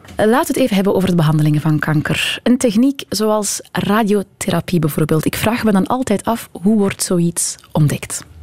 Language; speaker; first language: Dutch; native; Dutch